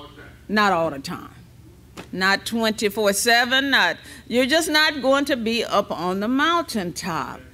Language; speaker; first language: English; native; English